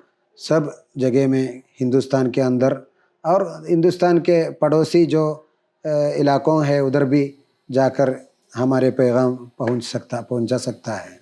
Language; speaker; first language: Hindi; non-native, local second language; Malayalam